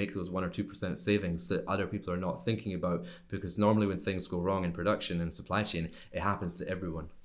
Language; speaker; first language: English; native; English